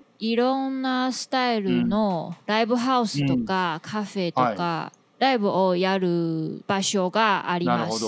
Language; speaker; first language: Japanese; non-native, fluent; Chinese